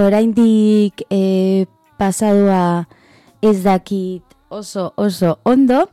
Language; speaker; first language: Basque; non-native, learner; Spanish